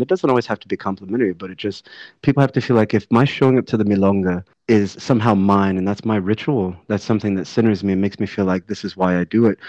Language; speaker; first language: English; native; English